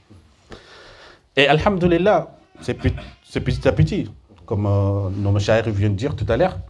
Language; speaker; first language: French; early bilingual, other home language; Soninke